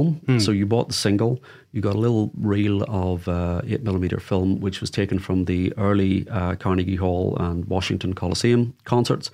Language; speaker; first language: English; native; English